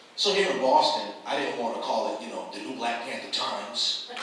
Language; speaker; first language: English; native; English